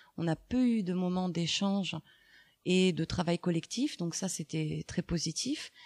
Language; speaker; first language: French; native; French